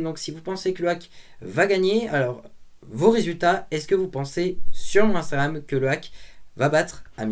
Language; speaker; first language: French; native; French